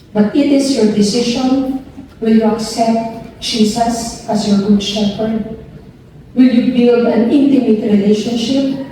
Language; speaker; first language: English; non-native, local second language; Filipino